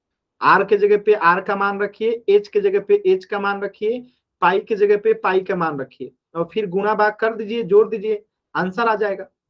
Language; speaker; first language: Hindi; native; Hindi